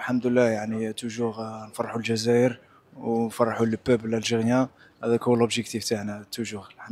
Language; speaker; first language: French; non-native, local second language; Arabic